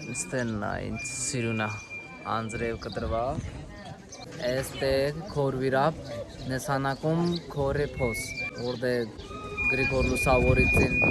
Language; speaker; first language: Armenian; non-native, learner; Hindi